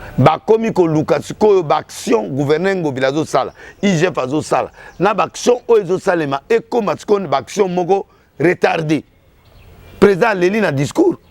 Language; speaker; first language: Lingala; non-native, local second language; Kongo